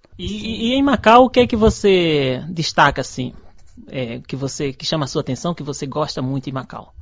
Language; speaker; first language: Portuguese; native; Portuguese